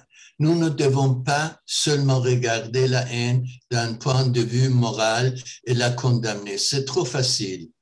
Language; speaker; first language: French; non-native, fluent; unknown